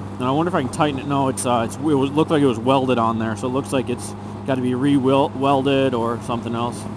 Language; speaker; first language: English; native; English